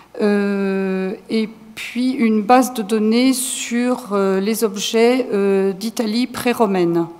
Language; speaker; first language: French; native; French